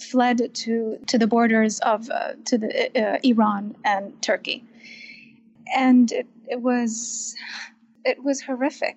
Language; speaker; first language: English; non-native, fluent; Arabic